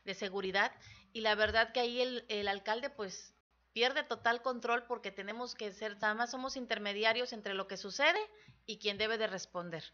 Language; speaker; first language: Spanish; native; Spanish